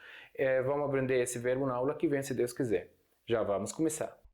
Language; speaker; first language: Portuguese; non-native, fluent; Arabic